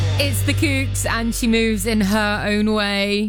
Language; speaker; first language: English; native; English